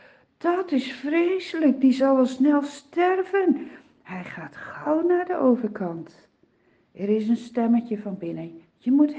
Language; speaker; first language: Dutch; native; Dutch